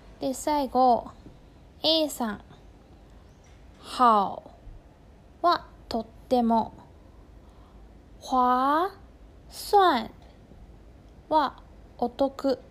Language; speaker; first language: Japanese; non-native, fluent; Chinese